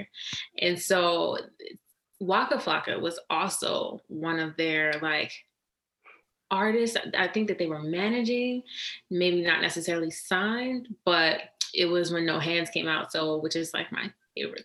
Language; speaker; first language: English; native; English